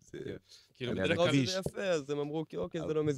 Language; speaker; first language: Hebrew; native; Hebrew